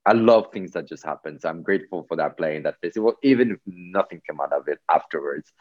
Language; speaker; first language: English; non-native, fluent; Polish